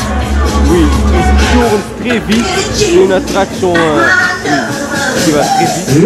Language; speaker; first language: French; non-native, learner; Dutch